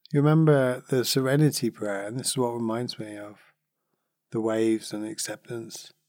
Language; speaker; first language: English; native; English